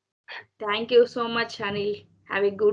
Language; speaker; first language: English; non-native, learner; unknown